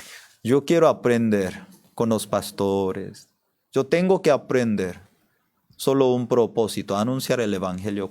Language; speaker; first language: Spanish; non-native, fluent; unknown